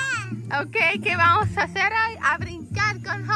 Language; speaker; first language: Spanish; early bilingual, heritage; Spanish